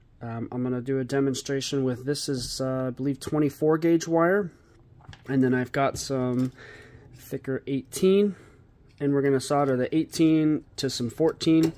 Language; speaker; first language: English; native; English